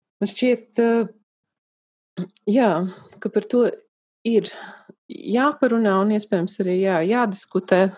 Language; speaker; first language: Latvian; native; Latvian